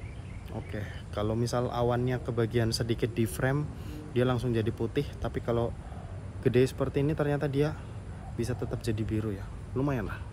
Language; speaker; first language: Indonesian; native; Indonesian